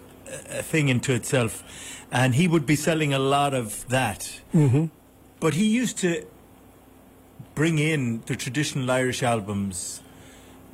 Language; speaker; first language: English; native; English